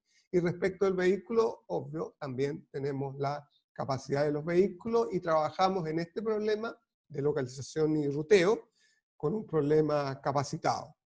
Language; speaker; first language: Spanish; native; Spanish